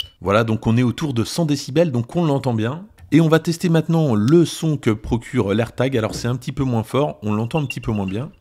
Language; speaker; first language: French; native; French